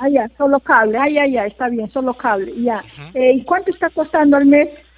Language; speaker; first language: Spanish; native; Spanish